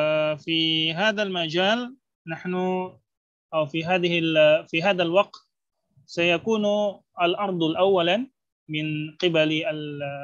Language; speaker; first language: Arabic; non-native, fluent; Indonesian